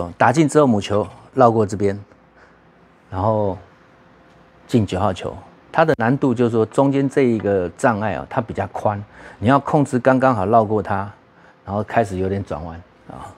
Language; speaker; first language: Chinese; native; Chinese